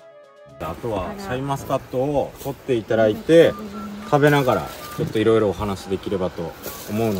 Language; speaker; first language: Japanese; native; Japanese